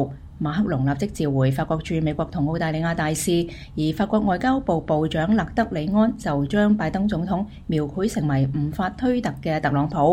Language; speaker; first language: Chinese; non-native, local second language; Cantonese